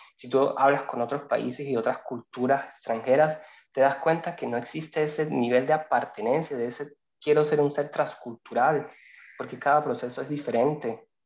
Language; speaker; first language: Spanish; native; Spanish